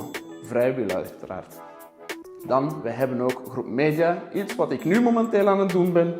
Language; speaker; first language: Dutch; non-native, fluent; Portuguese